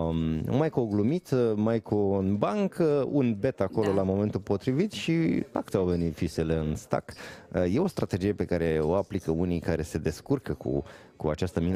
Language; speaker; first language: Romanian; native; Romanian